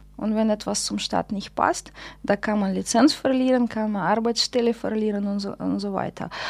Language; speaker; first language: German; non-native, fluent; Russian